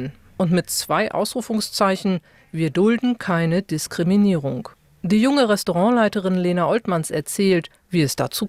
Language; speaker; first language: German; native; German